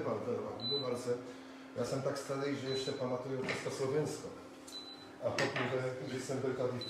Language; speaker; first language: Czech; non-native, fluent; Polish